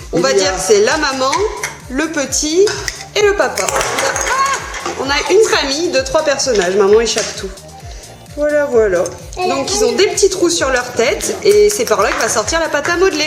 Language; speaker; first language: French; native; French